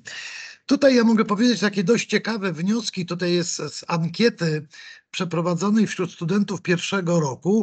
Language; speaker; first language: Polish; native; Polish